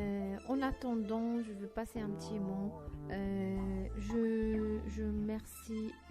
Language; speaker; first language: French; non-native, fluent; Arabic